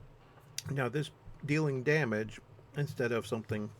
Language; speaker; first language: English; native; English